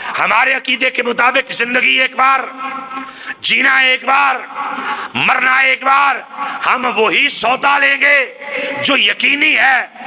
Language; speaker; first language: Urdu; non-native, local second language; Punjabi